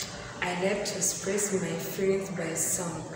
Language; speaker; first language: English; non-native, learner; Rundi